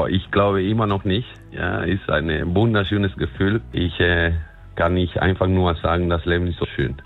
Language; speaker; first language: German; non-native, fluent; Spanish